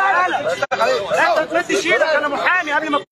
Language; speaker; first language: Arabic; native; Arabic